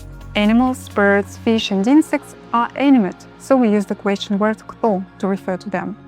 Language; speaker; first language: English; non-native, fluent; Russian